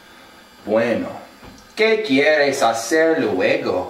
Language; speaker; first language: Spanish; non-native, learner; English